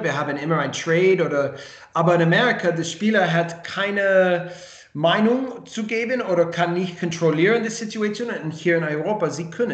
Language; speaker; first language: German; non-native, learner; English